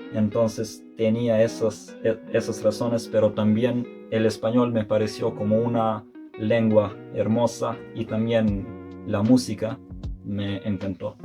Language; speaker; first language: Spanish; non-native, fluent; Serbian